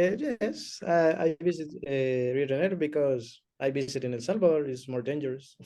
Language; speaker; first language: English; non-native, learner; Spanish